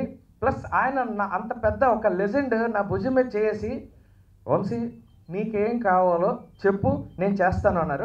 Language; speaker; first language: Telugu; native; Telugu